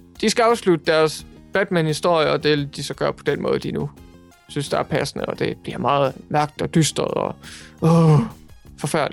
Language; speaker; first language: Danish; native; Danish